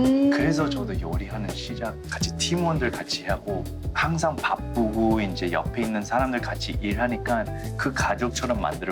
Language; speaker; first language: Korean; early bilingual, heritage; English